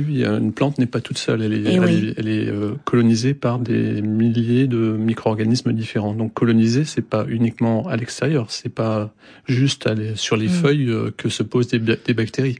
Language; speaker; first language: French; native; French